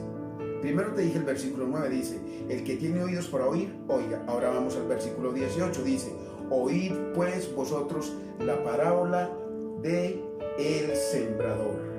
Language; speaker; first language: Spanish; native; Spanish